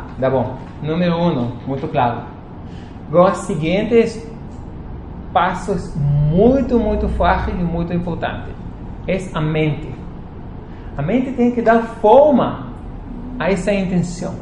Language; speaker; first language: Portuguese; non-native, fluent; Spanish